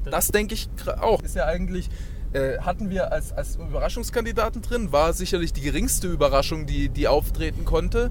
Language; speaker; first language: German; native; German